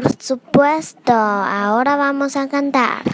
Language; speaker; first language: Spanish; non-native, learner; Chinese